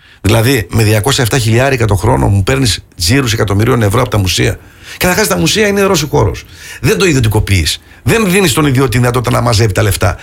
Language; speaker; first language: Greek; early bilingual, heritage; Greek